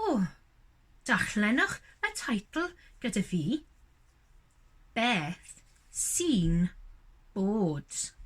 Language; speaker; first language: Welsh; non-native, local second language; English